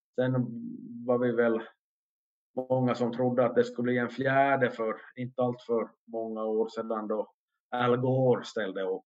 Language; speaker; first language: Swedish; native; Swedish